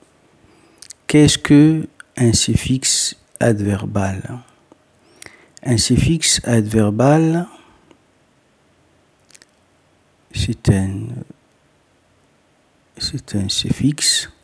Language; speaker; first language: French; non-native, learner; Arabic